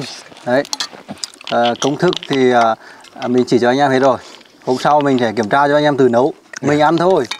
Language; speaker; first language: Vietnamese; native; Vietnamese